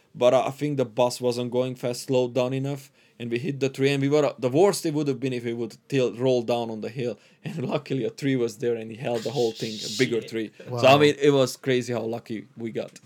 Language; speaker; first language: English; non-native, fluent; Hungarian